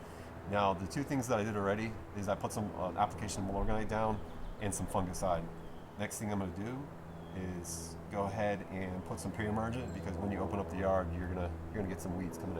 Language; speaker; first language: English; native; English